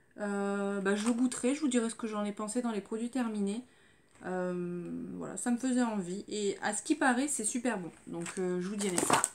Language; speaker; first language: French; native; French